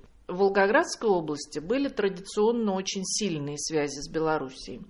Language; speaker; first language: Russian; native; Russian